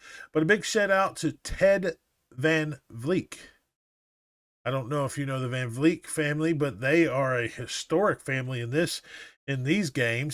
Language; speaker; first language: English; native; English